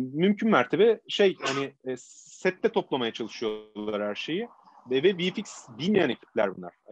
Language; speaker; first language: Turkish; native; Turkish